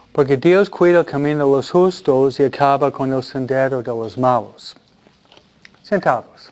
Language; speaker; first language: Spanish; non-native, fluent; English